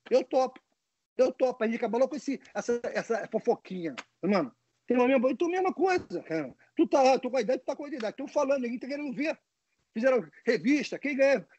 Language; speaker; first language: Portuguese; native; Portuguese